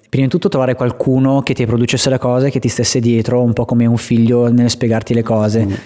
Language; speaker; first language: Italian; native; Italian